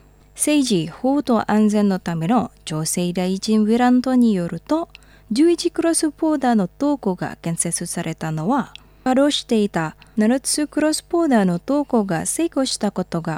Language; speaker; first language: Japanese; non-native, fluent; Indonesian